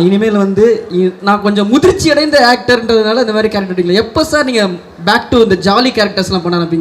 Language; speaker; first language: Tamil; native; Tamil